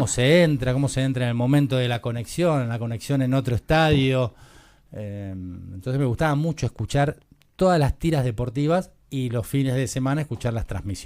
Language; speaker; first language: Spanish; native; Spanish